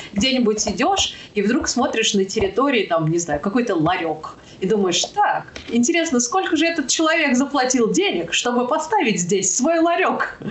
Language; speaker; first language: Russian; native; Russian